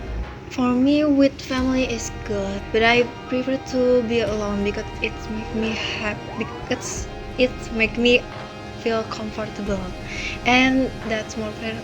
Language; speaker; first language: English; non-native, learner; Indonesian